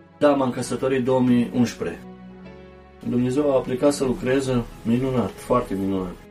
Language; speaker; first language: Romanian; early bilingual, heritage; Romanian